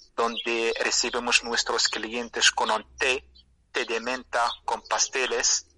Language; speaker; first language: Spanish; non-native, fluent; Arabic